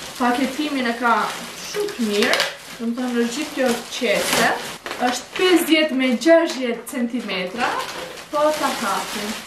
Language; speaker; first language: Albanian; early bilingual, heritage; Albanian